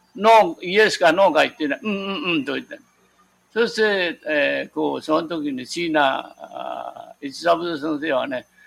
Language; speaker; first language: Japanese; non-native, local second language; Min Nan Chinese